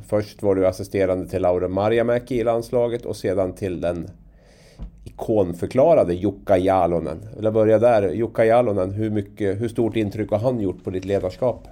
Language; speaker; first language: Swedish; native; Swedish